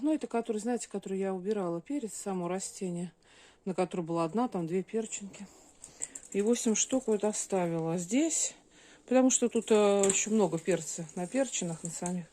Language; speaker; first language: Russian; native; Russian